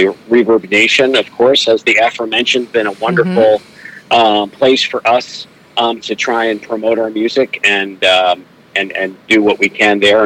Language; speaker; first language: English; native; English